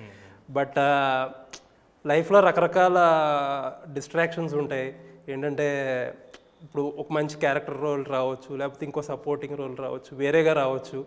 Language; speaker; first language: Telugu; native; Telugu